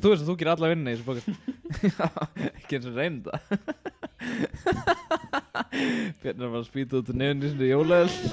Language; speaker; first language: Icelandic; native; Icelandic